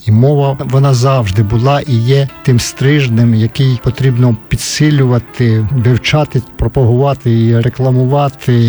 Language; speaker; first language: Ukrainian; native; Ukrainian